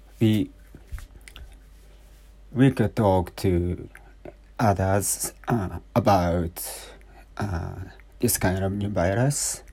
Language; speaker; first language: English; non-native, learner; Japanese